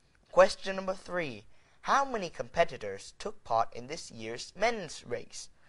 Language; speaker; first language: English; native; English